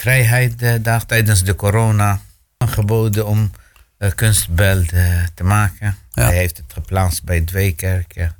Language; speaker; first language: Dutch; non-native, fluent; Arabic